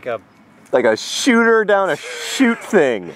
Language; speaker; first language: English; native; English